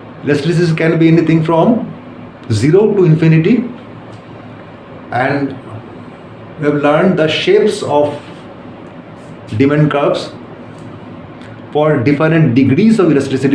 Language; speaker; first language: English; non-native, local second language; Bangla